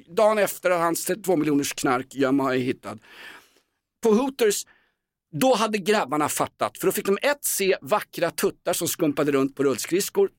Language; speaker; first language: Swedish; native; Swedish